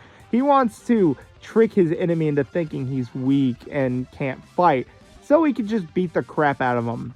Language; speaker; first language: English; native; English